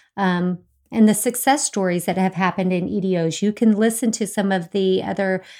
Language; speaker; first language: English; native; English